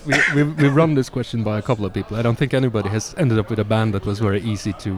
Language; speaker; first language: English; non-native, fluent; Norwegian